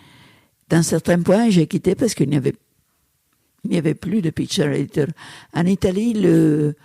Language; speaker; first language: French; non-native, fluent; Italian